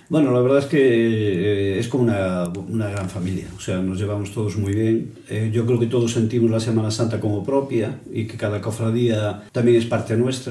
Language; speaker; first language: Spanish; native; Spanish